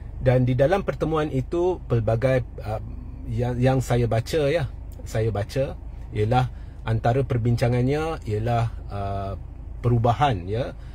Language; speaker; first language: Malay; native; Malay